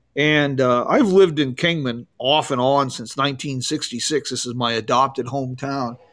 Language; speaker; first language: English; native; English